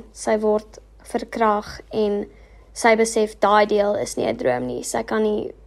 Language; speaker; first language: Afrikaans; non-native, local second language; English